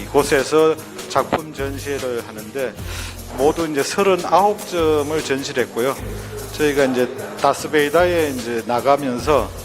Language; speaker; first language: Korean; native; Korean